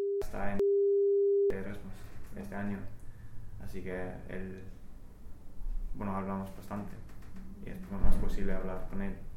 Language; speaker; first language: Spanish; non-native, fluent; English